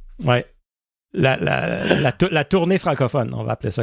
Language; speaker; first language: French; native; French